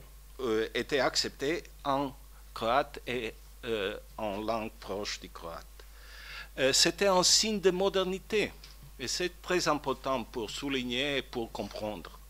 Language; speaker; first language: French; non-native, fluent; Croatian